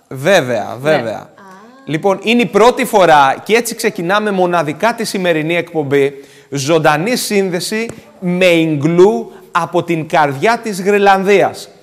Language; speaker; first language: Greek; native; Greek